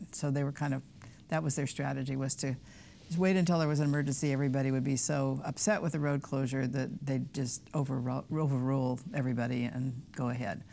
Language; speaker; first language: English; native; English